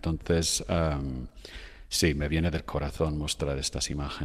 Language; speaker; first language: Spanish; non-native, fluent; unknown